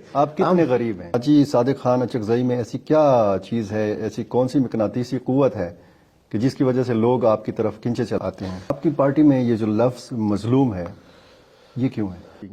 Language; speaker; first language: Urdu; native; Urdu